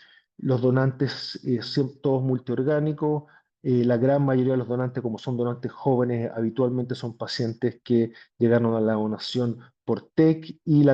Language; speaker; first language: Spanish; native; Spanish